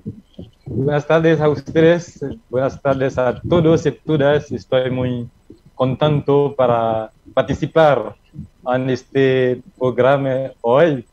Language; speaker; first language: Spanish; non-native, learner; Haitian Creole